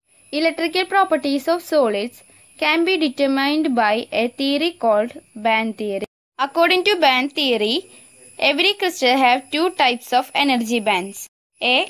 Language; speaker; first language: English; non-native, local second language; Malayalam